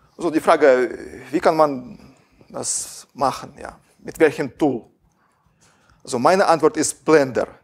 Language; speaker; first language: German; non-native, fluent; Russian